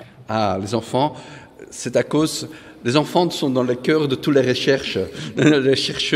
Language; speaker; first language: French; non-native, fluent; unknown